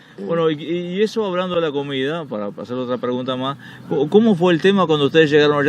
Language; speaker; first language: Spanish; native; Spanish